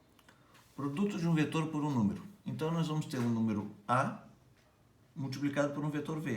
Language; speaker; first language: Portuguese; native; Portuguese